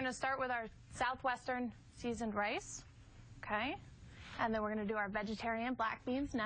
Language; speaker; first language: English; native; English